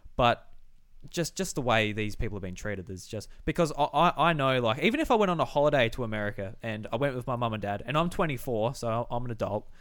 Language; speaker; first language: English; native; English